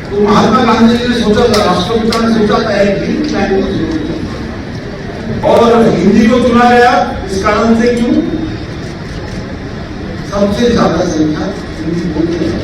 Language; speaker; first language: Hindi; non-native, local second language; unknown